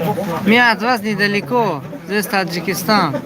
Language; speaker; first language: Russian; non-native, learner; Tajik